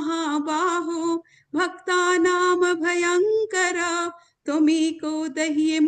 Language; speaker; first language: Hindi; native; Hindi